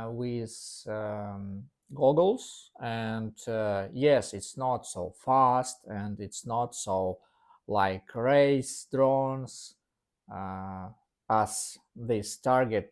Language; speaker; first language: English; non-native, learner; Russian